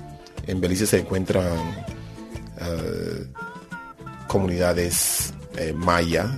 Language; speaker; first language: Spanish; non-native, fluent; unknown